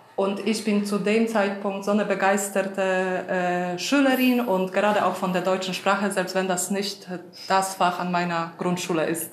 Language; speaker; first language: German; non-native, fluent; Polish